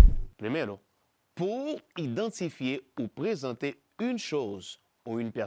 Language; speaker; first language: French; non-native, fluent; Spanish